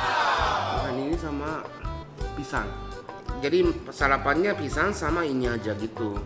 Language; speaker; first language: Indonesian; non-native, fluent; Japanese